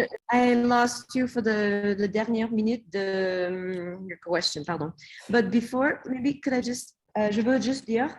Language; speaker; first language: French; non-native, learner; English